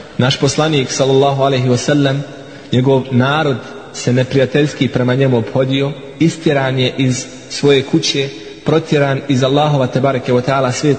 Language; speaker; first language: Bosnian; non-native, fluent; Arabic